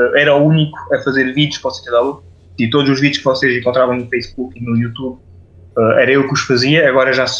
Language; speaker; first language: Portuguese; non-native, fluent; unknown